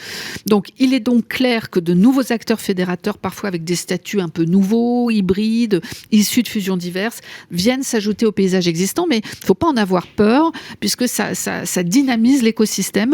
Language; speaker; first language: French; native; French